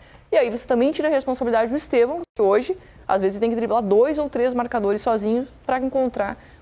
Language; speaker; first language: Portuguese; native; Portuguese